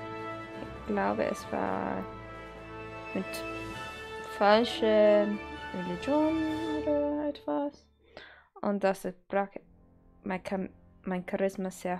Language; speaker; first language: German; non-native, learner; English